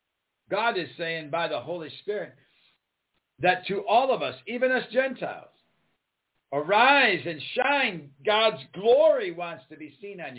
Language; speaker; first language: English; native; English